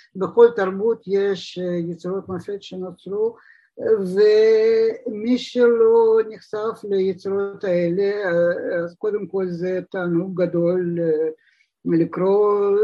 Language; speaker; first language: Hebrew; non-native, fluent; Russian